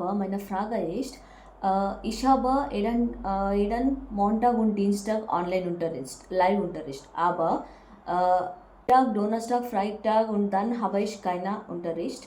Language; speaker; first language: German; non-native, learner; Kannada